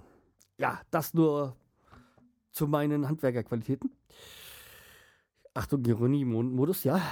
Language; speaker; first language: German; native; German